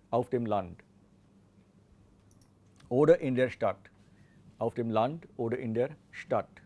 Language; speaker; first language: German; non-native, fluent; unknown